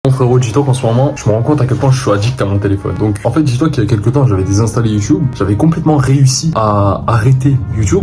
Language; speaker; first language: French; native; French